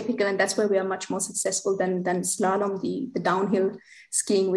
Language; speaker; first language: English; non-native, fluent; Finnish